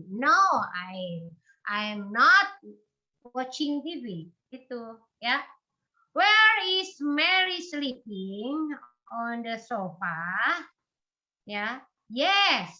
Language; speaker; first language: English; non-native, learner; Indonesian